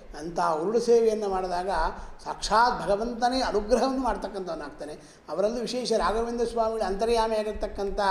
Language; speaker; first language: Kannada; native; Kannada